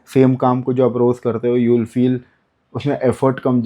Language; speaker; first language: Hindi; non-native, local second language; Bangla